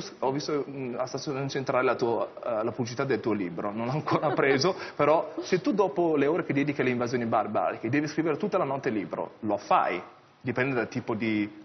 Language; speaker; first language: Italian; early bilingual, other home language; Chinese